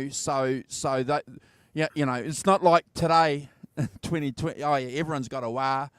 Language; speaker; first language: English; native; English